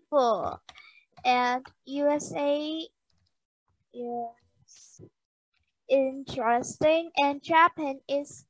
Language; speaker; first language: English; non-native, learner; Vietnamese